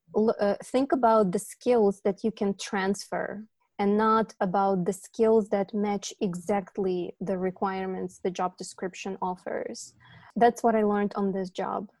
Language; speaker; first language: English; non-native, fluent; Ukrainian